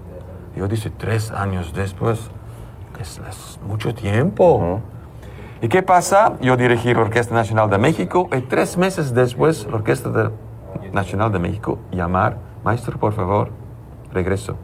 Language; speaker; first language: Spanish; non-native, learner; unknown